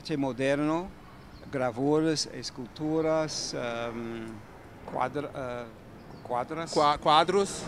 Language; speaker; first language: Portuguese; non-native, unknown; English